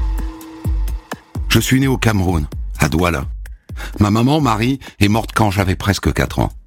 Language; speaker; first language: French; native; French